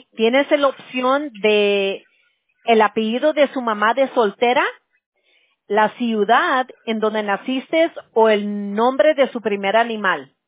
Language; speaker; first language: Spanish; early bilingual, other home language; English